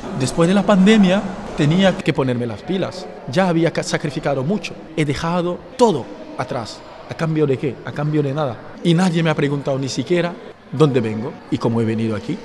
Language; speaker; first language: Spanish; non-native, fluent; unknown